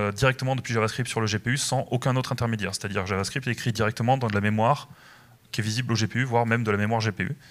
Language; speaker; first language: French; native; French